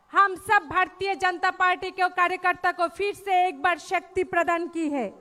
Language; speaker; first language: Hindi; non-native, local second language; Bangla